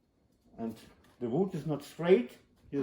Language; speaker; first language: English; non-native, learner; Swedish